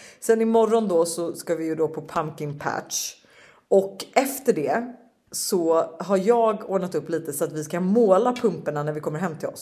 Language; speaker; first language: Swedish; native; Swedish